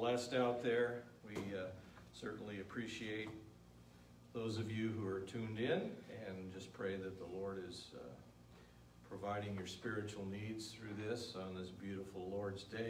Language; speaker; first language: English; native; English